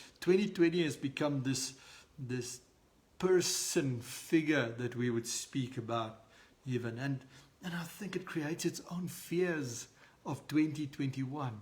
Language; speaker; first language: English; non-native, local second language; Afrikaans